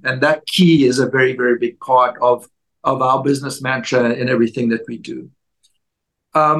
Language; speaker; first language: English; native; English